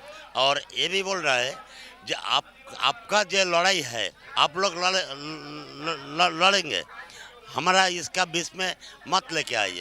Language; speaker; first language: Hindi; non-native, local second language; Bangla